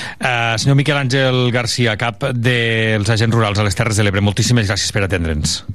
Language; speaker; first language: Catalan; native; Catalan